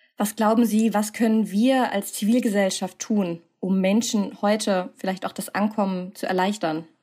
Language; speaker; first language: German; native; German